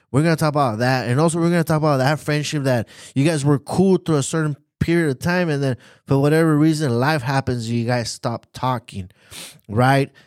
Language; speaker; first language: English; native; English